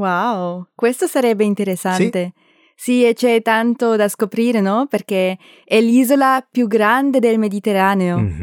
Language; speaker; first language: Italian; non-native, learner; German